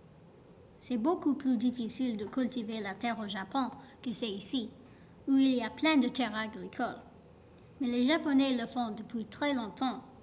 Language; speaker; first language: French; non-native, learner; English